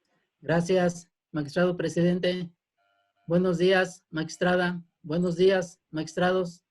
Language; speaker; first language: Spanish; native; Spanish